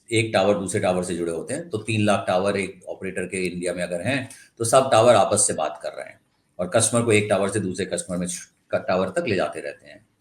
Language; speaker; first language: Hindi; non-native, local second language; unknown